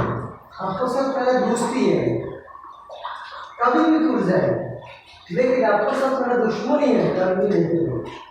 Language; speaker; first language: Hindi; non-native, learner; Bangla